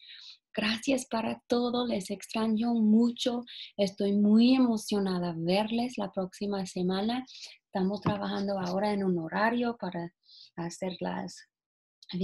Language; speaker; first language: Spanish; non-native, fluent; English